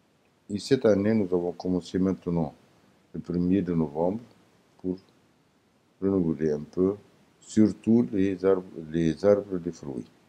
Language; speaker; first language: French; non-native, learner; Arabic